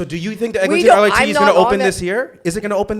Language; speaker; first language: English; native; English